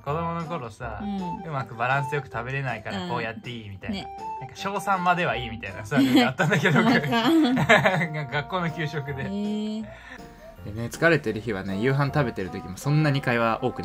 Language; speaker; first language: Japanese; native; Japanese